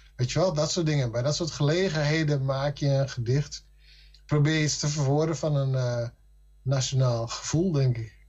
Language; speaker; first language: Dutch; non-native, local second language; Western Frisian